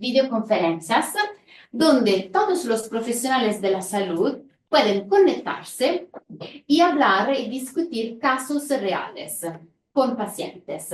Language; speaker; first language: Spanish; non-native, fluent; Italian